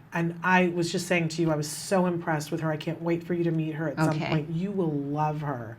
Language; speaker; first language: English; native; English